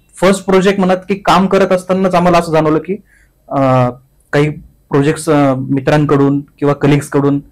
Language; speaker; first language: Marathi; native; Marathi